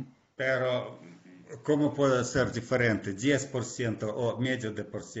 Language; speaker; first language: Spanish; non-native, fluent; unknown